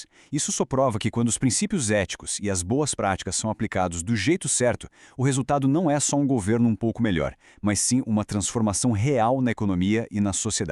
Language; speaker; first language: Portuguese; native; Portuguese